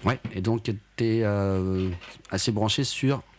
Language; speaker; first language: French; native; French